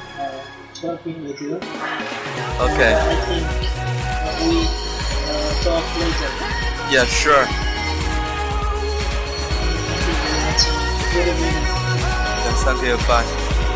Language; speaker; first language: English; non-native, fluent; Chinese